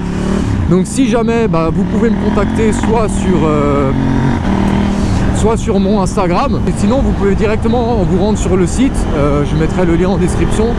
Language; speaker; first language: French; native; French